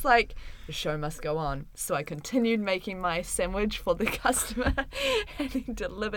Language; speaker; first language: English; native; English